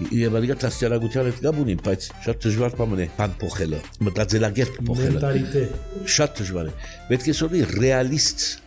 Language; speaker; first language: Armenian; early bilingual, heritage; Armenian